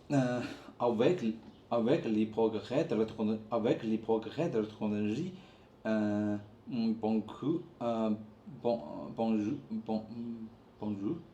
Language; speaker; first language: French; non-native, learner; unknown